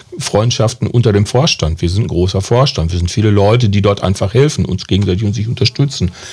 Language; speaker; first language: German; native; German